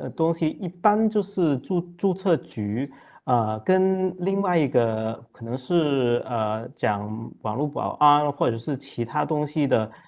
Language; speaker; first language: Chinese; non-native, local second language; Cantonese